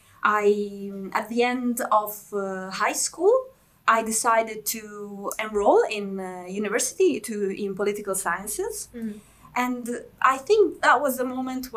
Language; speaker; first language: English; non-native, fluent; Italian